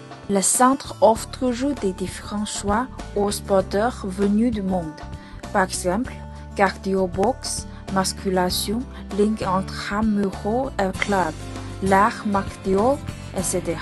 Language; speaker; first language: French; non-native, learner; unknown